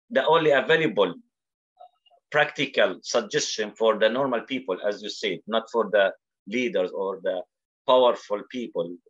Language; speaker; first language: English; non-native, fluent; Arabic